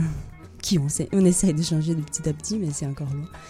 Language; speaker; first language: French; non-native, fluent; Portuguese